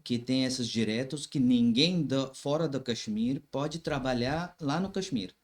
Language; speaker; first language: Portuguese; non-native, learner; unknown